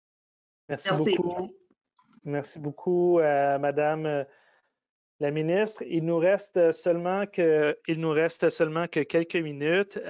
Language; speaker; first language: French; native; French